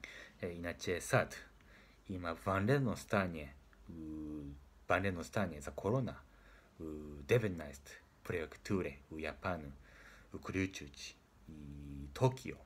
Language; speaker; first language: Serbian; non-native, learner; Japanese